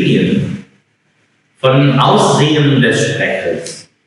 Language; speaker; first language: German; non-native, fluent; English